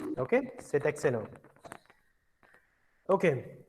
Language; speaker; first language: French; non-native, fluent; Hindi